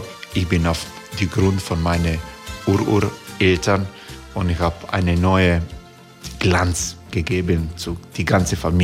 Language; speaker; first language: German; non-native, learner; Croatian